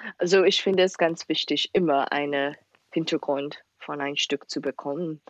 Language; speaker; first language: German; non-native, fluent; English